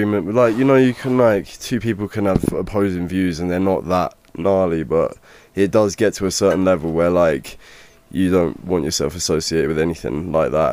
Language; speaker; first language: English; native; English